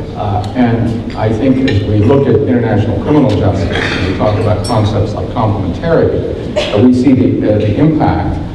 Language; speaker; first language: English; native; English